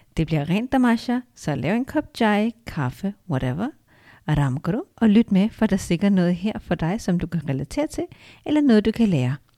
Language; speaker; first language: Danish; early bilingual, other home language; Urdu